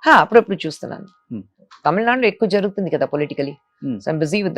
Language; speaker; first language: Telugu; non-native, fluent; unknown